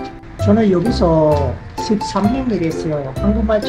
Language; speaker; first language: Korean; non-native, fluent; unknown